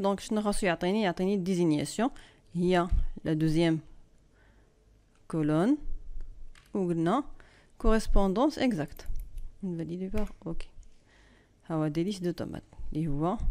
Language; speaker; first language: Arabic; native; Arabic